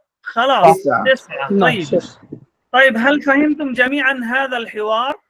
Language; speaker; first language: Arabic; non-native, fluent; Bangla